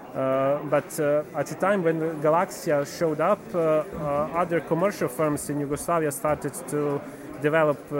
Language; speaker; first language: English; non-native, fluent; Serbian